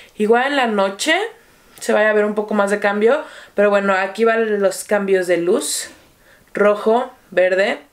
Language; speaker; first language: Spanish; native; Spanish